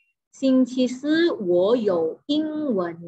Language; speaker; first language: Chinese; non-native, fluent; Indonesian